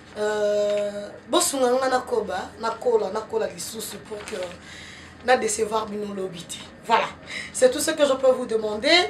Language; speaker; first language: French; non-native, local second language; Lingala